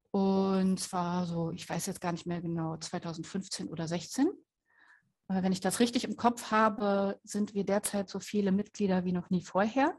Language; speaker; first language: German; native; German